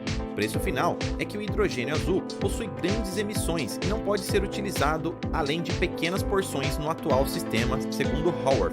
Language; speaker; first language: Portuguese; native; Portuguese